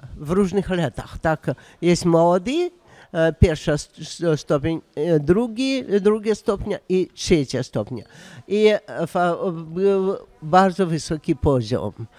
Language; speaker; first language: Polish; non-native, learner; Russian